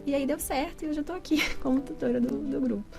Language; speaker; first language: Portuguese; native; Portuguese